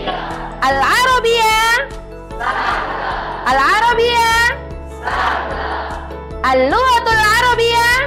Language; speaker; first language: Arabic; non-native, fluent; Indonesian